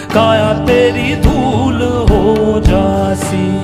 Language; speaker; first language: Hindi; native; Hindi